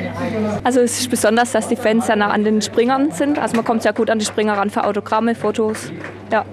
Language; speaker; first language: German; native; German